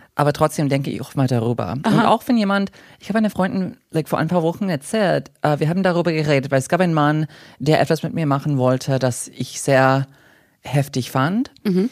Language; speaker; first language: German; non-native, fluent; English